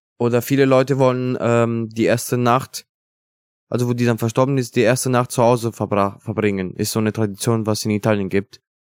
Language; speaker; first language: German; non-native, fluent; Italian